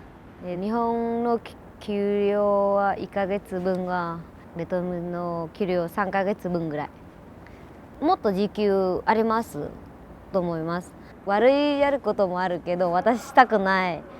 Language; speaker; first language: Japanese; non-native, learner; Vietnamese